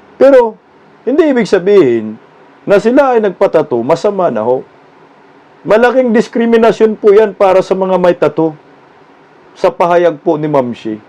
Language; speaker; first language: Filipino; non-native, local second language; Cebuano